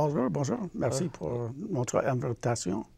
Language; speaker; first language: French; non-native, learner; English